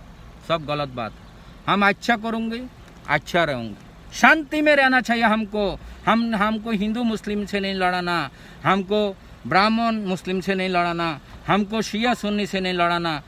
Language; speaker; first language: Hindi; non-native, local second language; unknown